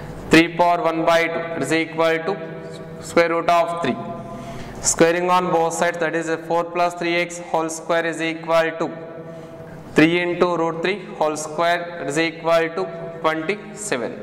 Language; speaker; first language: English; non-native, local second language; Telugu